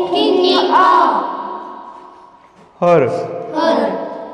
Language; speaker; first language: English; non-native, learner; Marathi